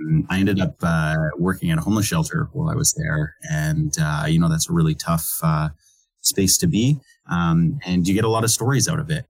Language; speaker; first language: English; native; English